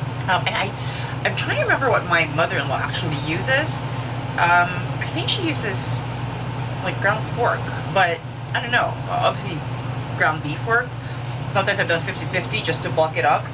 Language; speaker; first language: English; non-native, local second language; Filipino